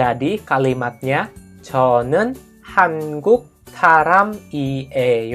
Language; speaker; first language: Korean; non-native, fluent; Indonesian